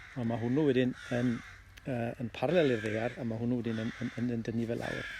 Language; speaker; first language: Welsh; native; Welsh